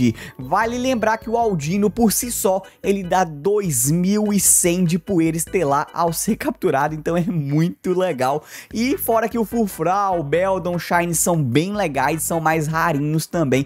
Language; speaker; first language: Portuguese; native; Portuguese